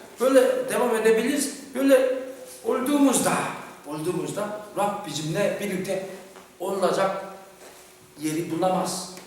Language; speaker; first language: Turkish; non-native, fluent; Korean